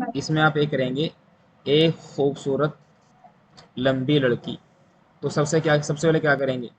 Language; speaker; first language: Urdu; native; Urdu